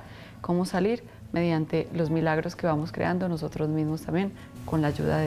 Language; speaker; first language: Spanish; native; Spanish